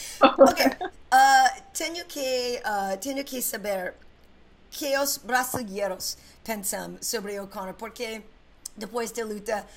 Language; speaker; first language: Portuguese; non-native, learner; English